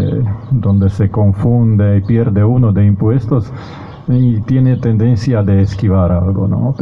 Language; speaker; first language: Spanish; non-native, fluent; Slovak